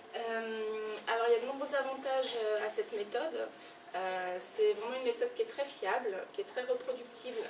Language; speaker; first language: French; native; French